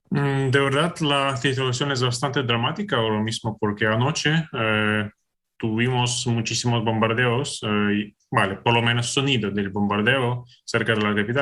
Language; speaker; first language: Spanish; non-native, fluent; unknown